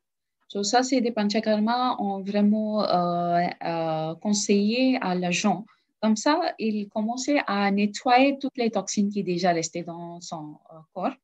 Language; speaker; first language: French; non-native, learner; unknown